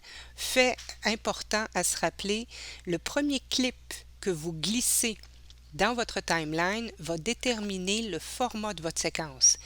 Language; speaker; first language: French; native; French